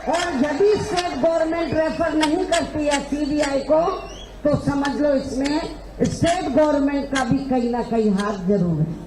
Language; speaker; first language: Hindi; native; Hindi